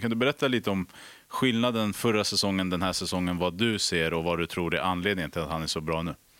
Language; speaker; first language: Swedish; native; Swedish